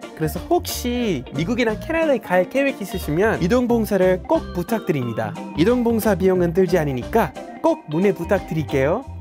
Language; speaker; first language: Korean; non-native, fluent; English